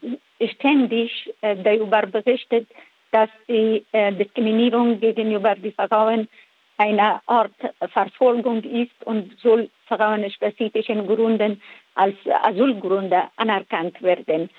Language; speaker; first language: German; non-native, fluent; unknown